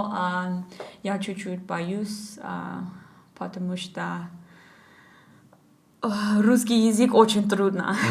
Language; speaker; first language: Russian; non-native, learner; English